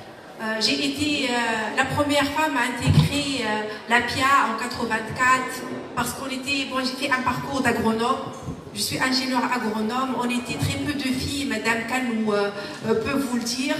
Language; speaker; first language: French; non-native, local second language; Arabic